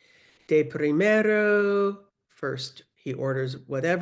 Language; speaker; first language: Spanish; non-native, learner; English